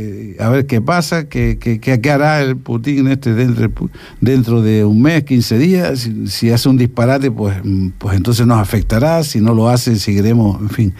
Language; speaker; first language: Spanish; native; Spanish